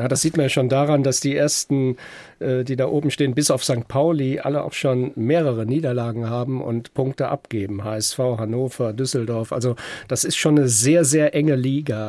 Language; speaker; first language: German; native; German